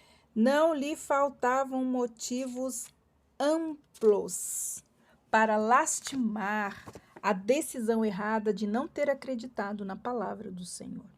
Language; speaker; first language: Portuguese; native; Portuguese